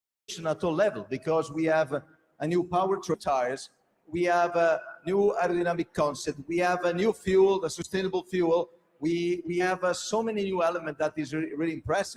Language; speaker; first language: English; non-native, fluent; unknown